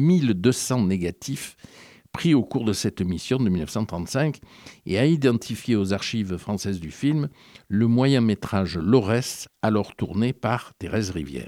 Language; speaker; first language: French; native; French